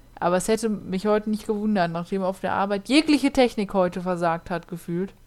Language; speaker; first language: German; native; German